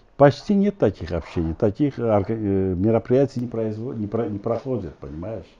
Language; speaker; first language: Russian; non-native, local second language; Azerbaijani